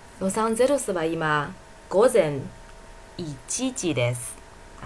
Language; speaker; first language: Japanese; non-native, fluent; Chinese